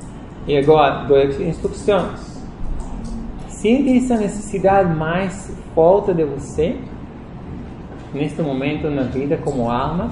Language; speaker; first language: Portuguese; non-native, fluent; Spanish